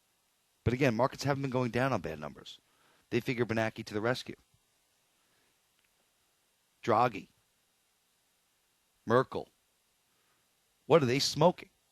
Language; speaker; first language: English; native; English